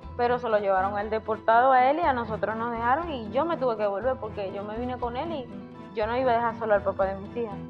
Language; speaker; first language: Spanish; native; Spanish